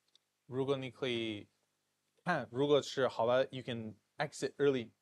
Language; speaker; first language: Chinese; non-native, fluent; English